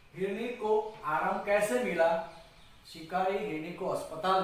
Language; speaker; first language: Hindi; non-native, local second language; Gujarati